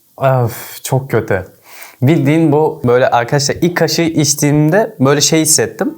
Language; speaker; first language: Turkish; non-native, fluent; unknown